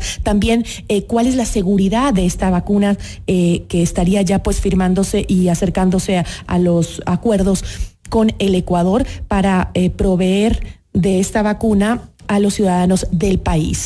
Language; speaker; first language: Spanish; native; Spanish